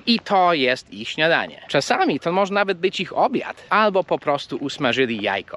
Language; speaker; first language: Polish; early bilingual, heritage; Polish